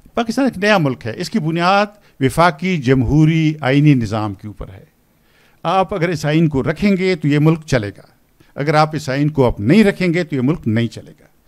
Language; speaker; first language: Urdu; non-native, local second language; Pashto